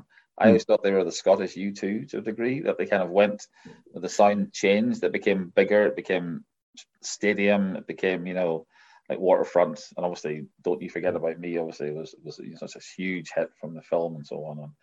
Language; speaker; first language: English; native; English